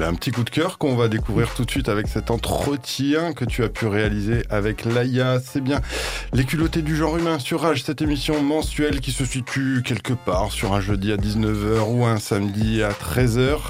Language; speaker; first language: French; native; French